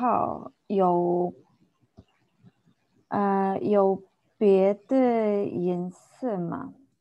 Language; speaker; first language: Chinese; non-native, learner; English